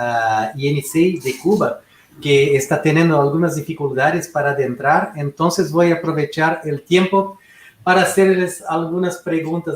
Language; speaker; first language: Spanish; non-native, fluent; Portuguese